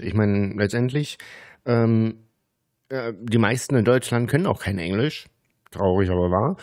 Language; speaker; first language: German; native; German